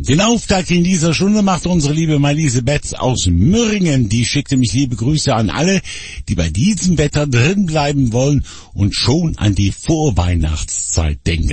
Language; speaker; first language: German; native; German